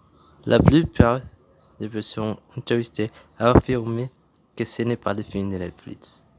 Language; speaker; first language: French; non-native, learner; Spanish